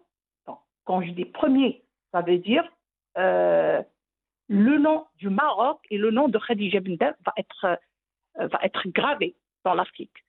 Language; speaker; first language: French; non-native, local second language; Arabic